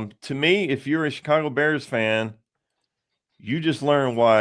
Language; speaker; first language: English; native; English